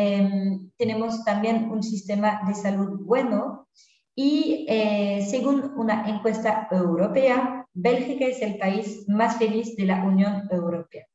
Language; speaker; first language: Spanish; non-native, fluent; French